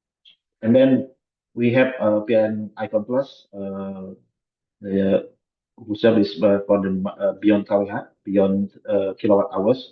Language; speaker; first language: English; non-native, fluent; Indonesian